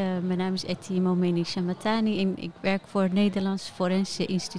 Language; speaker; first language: Dutch; non-native, fluent; Persian